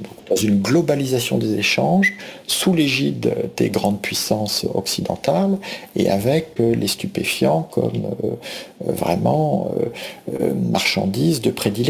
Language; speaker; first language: French; native; French